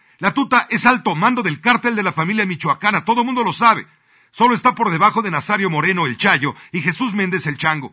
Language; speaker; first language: Spanish; native; Spanish